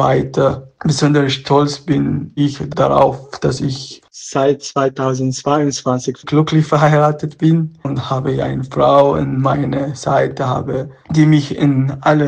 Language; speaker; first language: German; non-native, learner; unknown